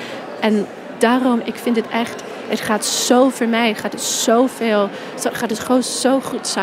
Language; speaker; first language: Dutch; non-native, fluent; English